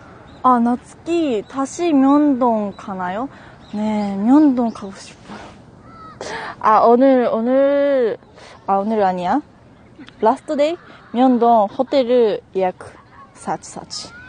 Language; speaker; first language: Korean; non-native, learner; Japanese